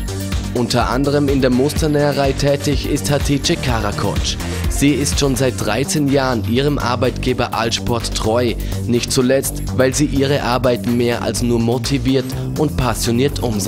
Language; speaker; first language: German; native; German